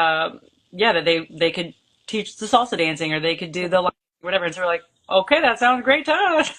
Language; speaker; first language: English; native; English